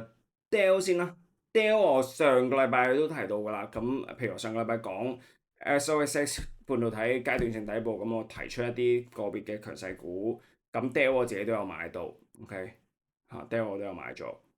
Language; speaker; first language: Cantonese; native; Cantonese